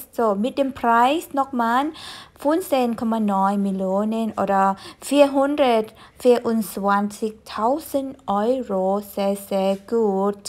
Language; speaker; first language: German; non-native, fluent; Thai